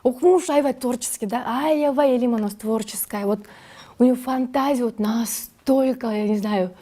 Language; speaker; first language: Russian; non-native, local second language; Kyrgyz